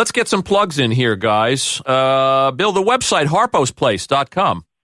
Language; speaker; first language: English; native; English